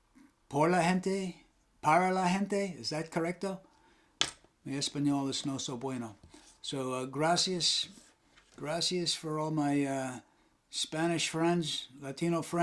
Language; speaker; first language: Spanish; non-native, learner; English